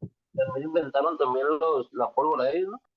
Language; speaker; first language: Spanish; native; Spanish